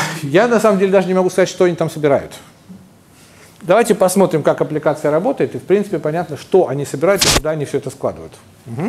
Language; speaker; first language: Russian; native; Russian